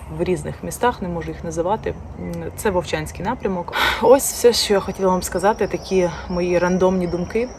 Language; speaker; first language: Ukrainian; non-native, local second language; Russian